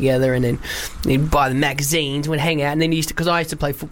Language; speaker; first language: English; native; English